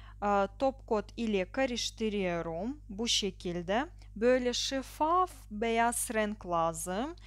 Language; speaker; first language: Turkish; non-native, learner; Russian